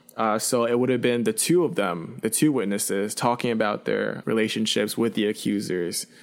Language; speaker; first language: English; early bilingual, other home language; Chinese